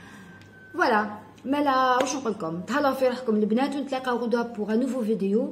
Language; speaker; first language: Arabic; native; Arabic